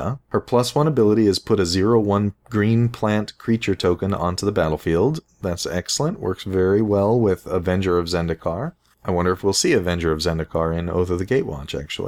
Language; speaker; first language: English; native; English